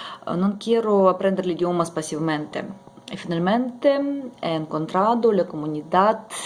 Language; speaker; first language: Spanish; non-native, learner; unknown